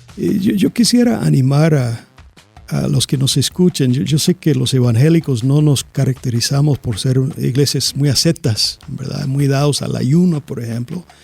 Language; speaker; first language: Spanish; non-native, fluent; English